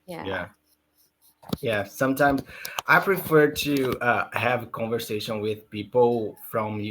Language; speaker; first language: English; non-native, learner; Portuguese